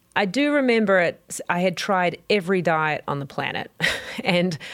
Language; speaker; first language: English; native; English